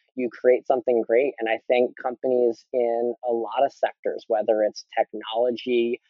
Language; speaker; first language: English; native; English